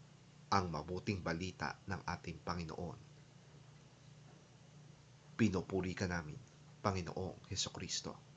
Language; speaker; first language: Filipino; native; Filipino